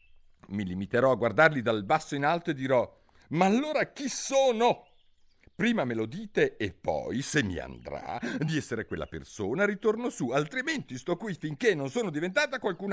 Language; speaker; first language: Italian; native; Italian